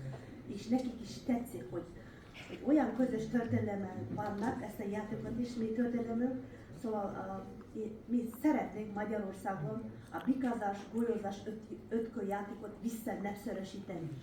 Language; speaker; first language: Hungarian; non-native, learner; Kazakh